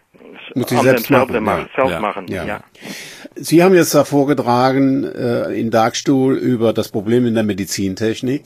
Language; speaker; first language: German; native; German